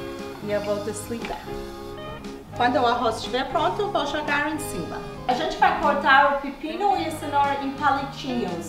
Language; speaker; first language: Portuguese; non-native, fluent; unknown